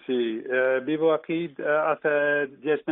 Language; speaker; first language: Spanish; non-native, learner; Dutch